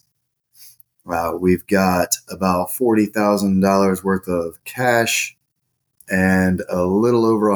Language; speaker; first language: English; native; English